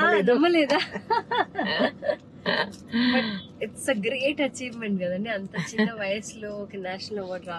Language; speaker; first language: Telugu; native; Telugu